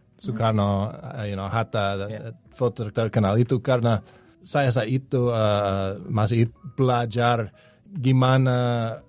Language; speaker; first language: Indonesian; non-native, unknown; English